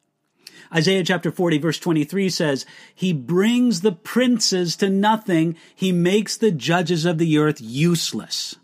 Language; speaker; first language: English; native; English